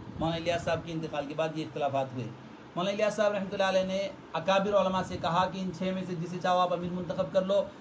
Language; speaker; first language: Urdu; native; Urdu